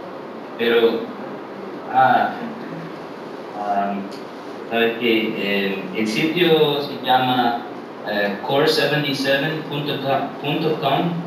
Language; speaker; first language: Spanish; early bilingual, heritage; English